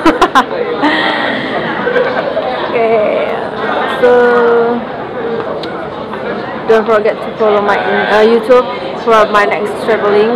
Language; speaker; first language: English; non-native, learner; Indonesian